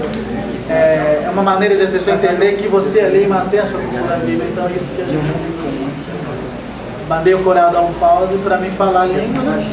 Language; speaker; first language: Portuguese; non-native, local second language; Guarani